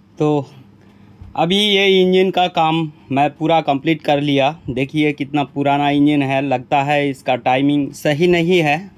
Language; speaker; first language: Hindi; non-native, local second language; Bangla